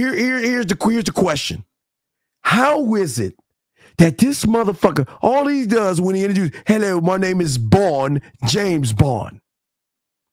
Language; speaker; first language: English; native; English